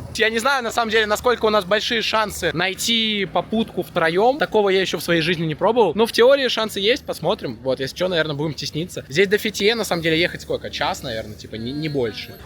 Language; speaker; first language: Russian; native; Russian